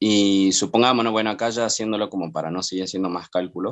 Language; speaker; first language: Spanish; native; Spanish